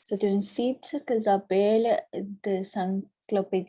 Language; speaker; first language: French; non-native, learner; Spanish